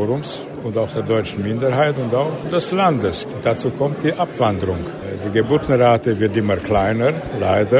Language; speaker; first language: German; native; German